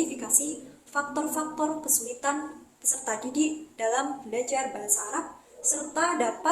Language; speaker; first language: Indonesian; native; Indonesian